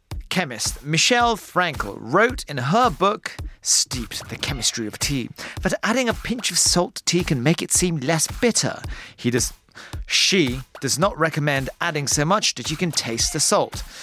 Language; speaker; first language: English; native; English